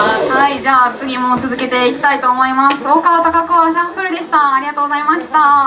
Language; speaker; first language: Japanese; native; Japanese